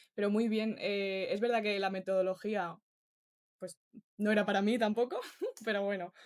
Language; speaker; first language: Spanish; native; Spanish